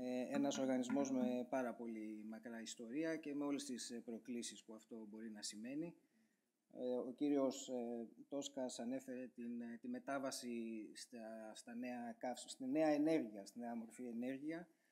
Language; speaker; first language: Greek; native; Greek